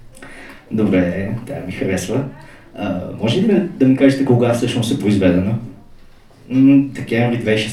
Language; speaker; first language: Bulgarian; native; Bulgarian